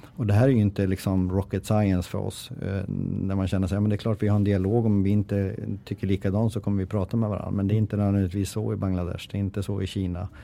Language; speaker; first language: Swedish; native; Swedish